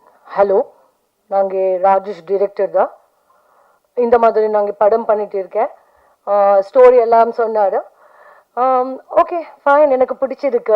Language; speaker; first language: Tamil; non-native, learner; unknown